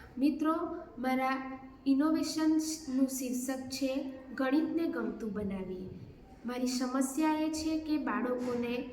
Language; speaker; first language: Gujarati; native; Gujarati